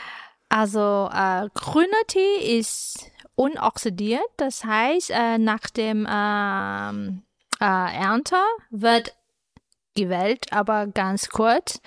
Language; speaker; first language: German; non-native, fluent; Chinese